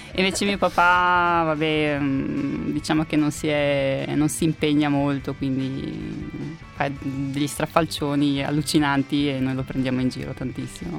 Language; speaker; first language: Italian; non-native, fluent; Croatian